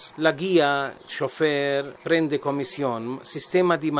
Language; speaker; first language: Spanish; non-native, learner; Arabic